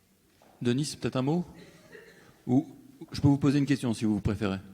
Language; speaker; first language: French; native; French